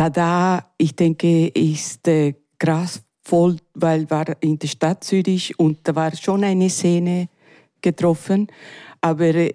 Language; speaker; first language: German; non-native, learner; Spanish